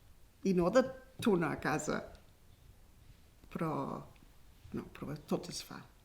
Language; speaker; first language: Catalan; non-native, fluent; English